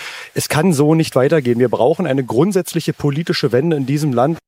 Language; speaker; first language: German; native; German